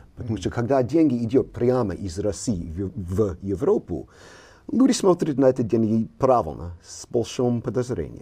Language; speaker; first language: Russian; non-native, fluent; English